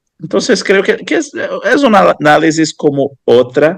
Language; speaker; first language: Spanish; non-native, fluent; Portuguese